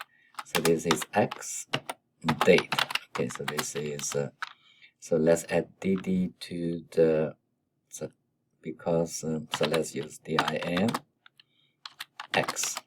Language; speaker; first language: English; non-native, fluent; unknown